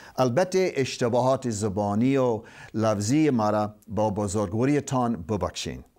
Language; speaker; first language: Persian; non-native, fluent; English